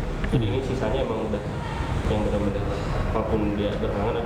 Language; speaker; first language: Indonesian; native; Indonesian